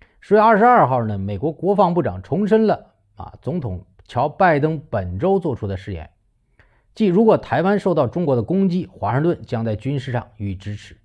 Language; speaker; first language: Chinese; native; Chinese